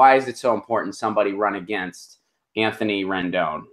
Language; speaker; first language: English; native; English